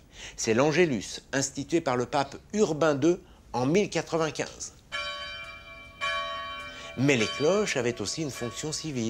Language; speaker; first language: French; native; French